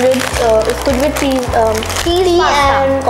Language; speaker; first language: English; non-native, local second language; Hindi